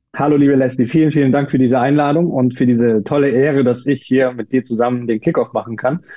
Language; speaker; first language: German; early bilingual, other home language; Turkish